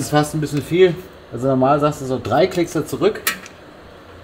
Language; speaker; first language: German; native; German